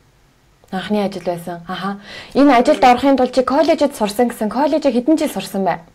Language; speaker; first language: Mongolian; native; Mongolian